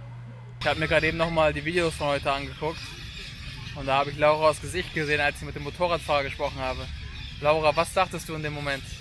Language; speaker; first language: German; native; German